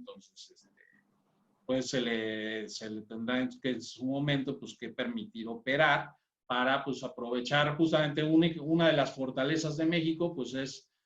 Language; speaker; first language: Spanish; native; Spanish